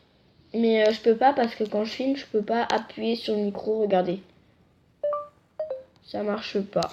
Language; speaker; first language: French; native; French